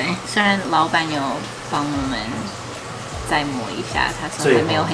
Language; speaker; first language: Chinese; non-native, fluent; English